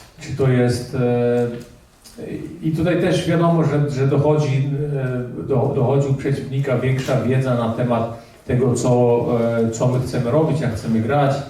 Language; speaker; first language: Polish; early bilingual, heritage; Polish